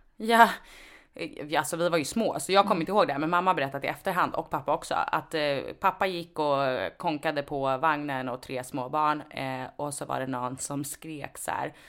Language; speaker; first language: Swedish; native; Swedish